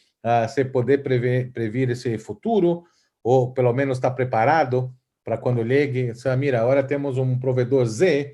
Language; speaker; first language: Portuguese; non-native, fluent; Spanish